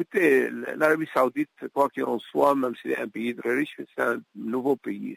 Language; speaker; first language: French; non-native, local second language; Arabic